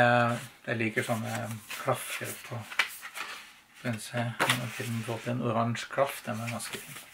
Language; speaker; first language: Norwegian; native; Norwegian